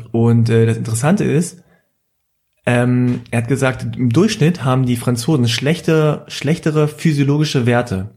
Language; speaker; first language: German; native; German